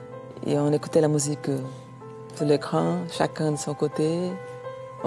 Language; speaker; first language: French; non-native, fluent; Portuguese